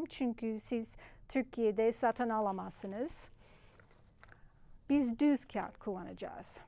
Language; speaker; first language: Turkish; non-native, fluent; English